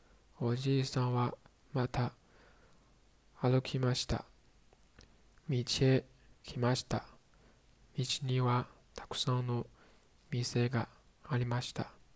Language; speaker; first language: Japanese; non-native, learner; Chinese